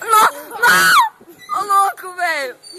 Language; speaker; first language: Portuguese; native; Portuguese